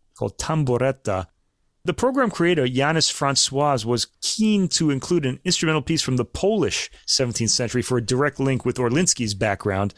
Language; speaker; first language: English; native; English